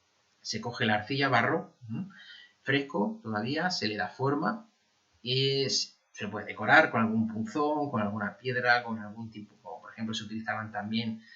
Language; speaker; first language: Spanish; native; Spanish